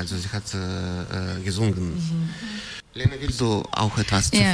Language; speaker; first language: German; non-native, fluent; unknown